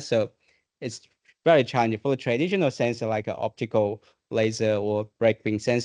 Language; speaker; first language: English; non-native, fluent; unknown